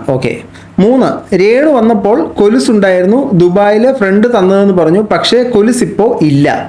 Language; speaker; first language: Malayalam; native; Malayalam